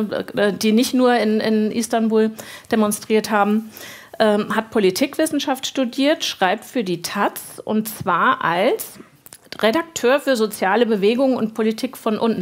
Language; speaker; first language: German; native; German